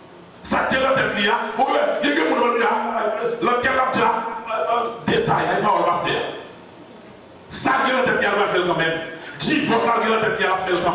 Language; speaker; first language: French; non-native, local second language; Haitian Creole